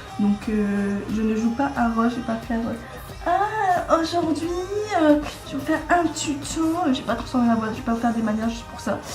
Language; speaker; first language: French; native; French